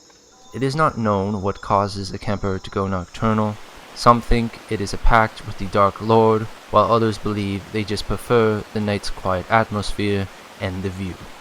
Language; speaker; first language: English; native; English